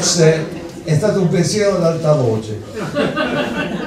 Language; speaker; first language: Italian; native; Italian